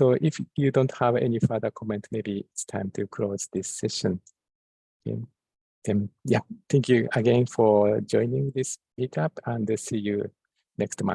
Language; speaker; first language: English; non-native, fluent; Japanese